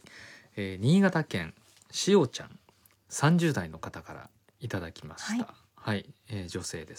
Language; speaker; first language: Japanese; native; Japanese